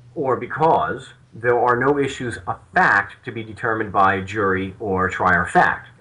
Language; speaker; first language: English; native; English